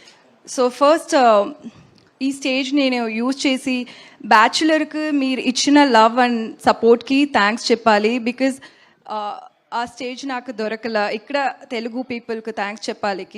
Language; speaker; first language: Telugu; non-native, learner; Tamil